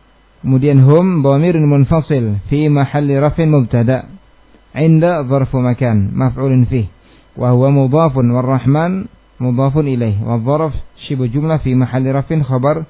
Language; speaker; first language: Arabic; non-native, fluent; Indonesian